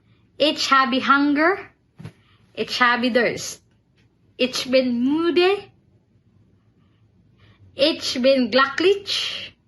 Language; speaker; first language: German; non-native, learner; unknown